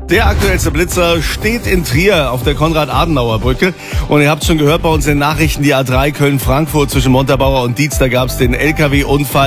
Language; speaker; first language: German; native; German